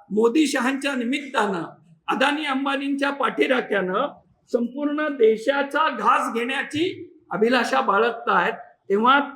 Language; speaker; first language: Marathi; native; Marathi